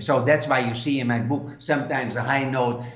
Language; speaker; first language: English; non-native, fluent; Dutch